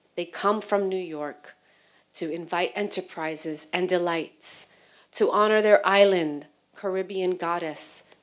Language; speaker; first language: English; early bilingual, other home language; Spanish